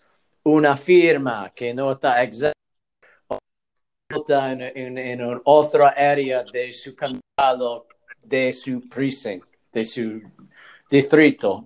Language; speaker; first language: Spanish; non-native, learner; English